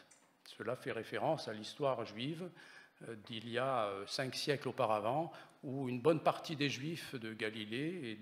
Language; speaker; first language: French; native; French